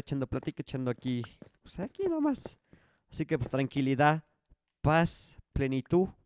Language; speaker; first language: Spanish; native; Spanish